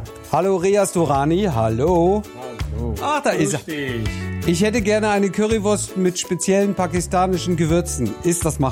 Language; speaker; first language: German; native; German